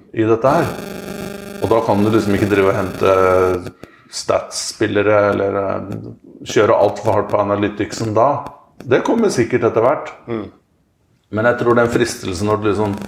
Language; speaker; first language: Norwegian; native; Norwegian